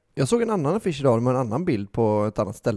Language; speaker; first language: Swedish; native; Swedish